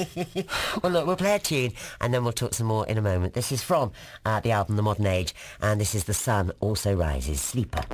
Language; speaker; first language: English; native; English